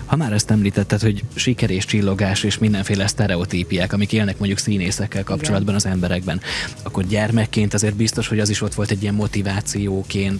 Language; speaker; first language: Hungarian; native; Hungarian